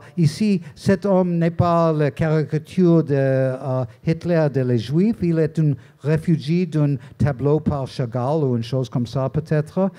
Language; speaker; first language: French; non-native, learner; English